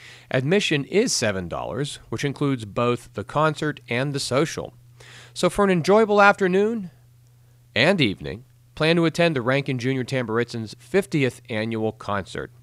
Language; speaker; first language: English; native; English